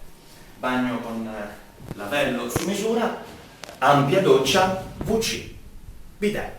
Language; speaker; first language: Italian; native; Italian